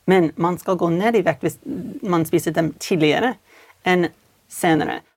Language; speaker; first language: Norwegian; non-native, fluent; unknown